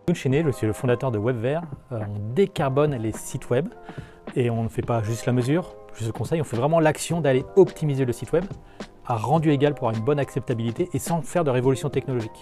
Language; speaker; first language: French; native; French